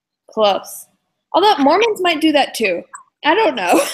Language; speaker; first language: English; native; English